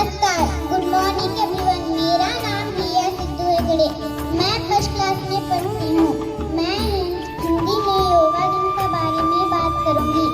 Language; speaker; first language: Hindi; non-native, local second language; Kannada